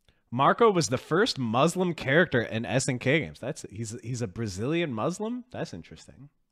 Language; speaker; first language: English; native; English